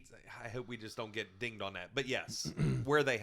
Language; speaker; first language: English; native; English